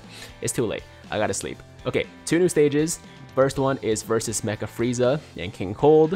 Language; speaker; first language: English; native; English